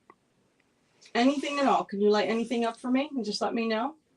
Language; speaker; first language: English; native; English